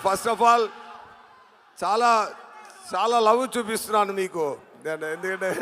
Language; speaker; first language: Telugu; non-native, learner; Tamil